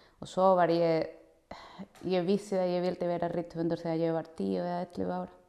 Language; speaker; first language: Icelandic; non-native, fluent; Spanish